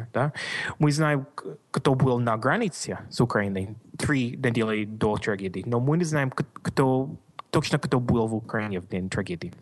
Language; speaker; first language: Russian; non-native, learner; English